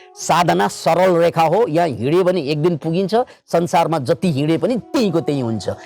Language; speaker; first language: Nepali; native; Nepali